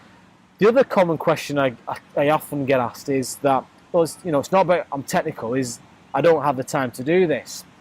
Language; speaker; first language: English; native; English